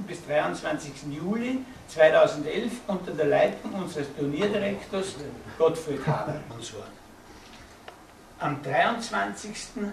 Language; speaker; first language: German; native; German